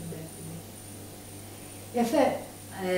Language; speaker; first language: Hebrew; native; Hebrew